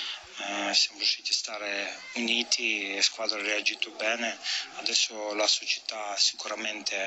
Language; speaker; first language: Italian; non-native, fluent; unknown